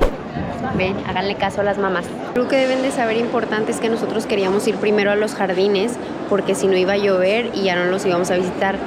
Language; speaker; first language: Spanish; native; Spanish